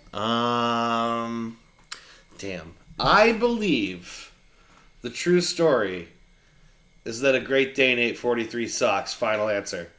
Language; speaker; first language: English; native; English